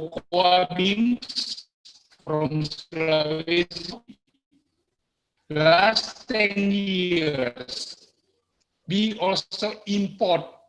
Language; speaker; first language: English; non-native, learner; Indonesian